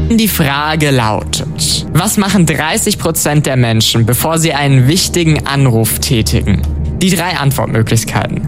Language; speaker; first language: German; native; German